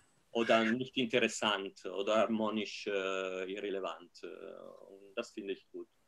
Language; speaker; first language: German; non-native, fluent; Italian